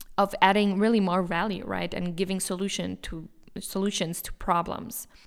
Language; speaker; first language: English; non-native, fluent; German